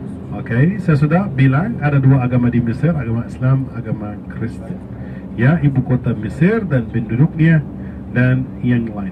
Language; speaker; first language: Indonesian; non-native, fluent; Arabic